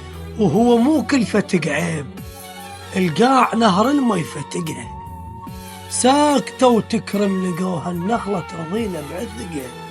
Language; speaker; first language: Arabic; native; Arabic